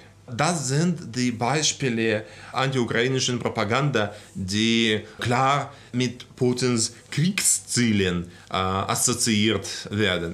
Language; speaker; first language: German; non-native, fluent; Russian